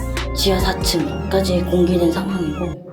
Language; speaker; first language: Korean; native; Korean